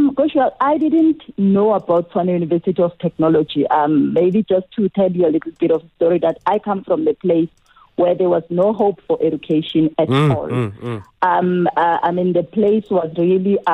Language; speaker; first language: English; non-native, local second language; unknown